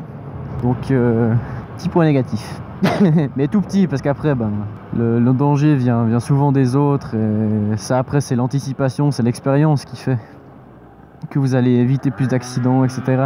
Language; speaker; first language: French; native; French